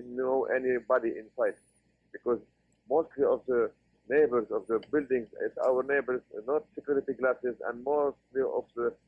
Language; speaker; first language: English; non-native, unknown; Arabic